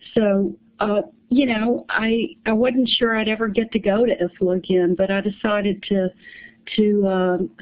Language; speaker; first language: English; native; English